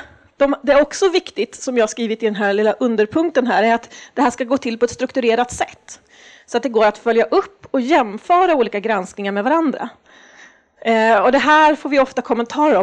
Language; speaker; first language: Swedish; native; Swedish